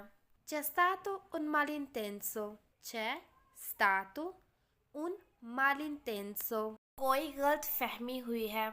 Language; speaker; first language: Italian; non-native, fluent; Urdu